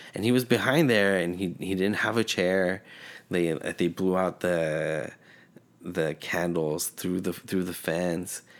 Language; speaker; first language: English; early bilingual, other home language; Spanish